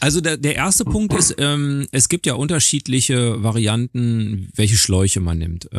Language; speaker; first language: German; native; German